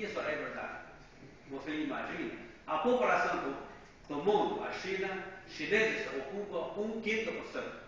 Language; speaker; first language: Portuguese; non-native, fluent; Chinese